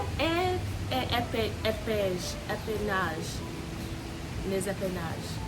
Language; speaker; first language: French; non-native, learner; English